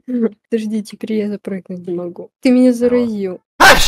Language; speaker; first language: Russian; native; Russian